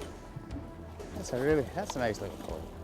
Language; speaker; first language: English; native; English